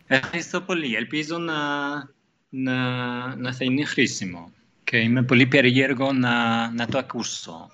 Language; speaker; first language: Greek; non-native, fluent; German